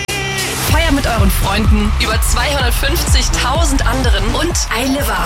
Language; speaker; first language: German; native; German